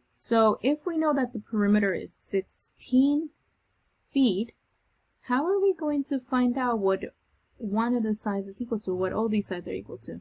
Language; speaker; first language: English; native; English